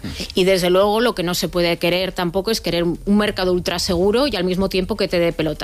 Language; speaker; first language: Spanish; native; Spanish